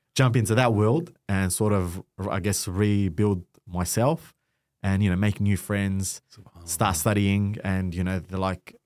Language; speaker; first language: English; native; English